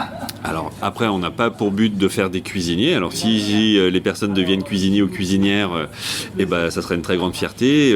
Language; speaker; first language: French; native; French